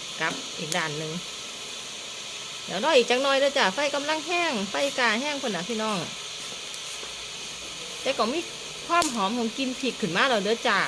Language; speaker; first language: Thai; non-native, local second language; Northeastern Thai